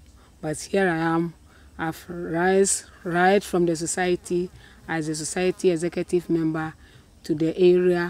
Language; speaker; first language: English; non-native, local second language; Akan